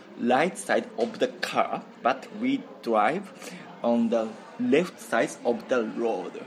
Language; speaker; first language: English; non-native, learner; Japanese